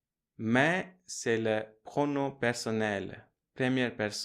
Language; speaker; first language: French; non-native, fluent; Hindi